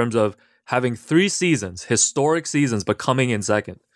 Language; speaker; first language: English; native; English